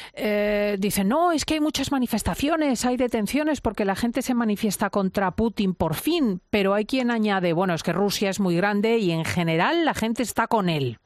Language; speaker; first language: Spanish; native; Spanish